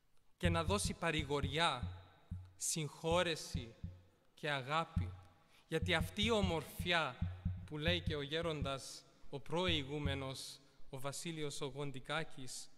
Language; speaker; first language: Greek; early bilingual, heritage; Greek